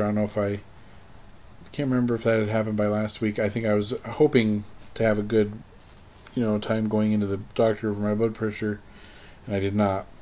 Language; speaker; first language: English; native; English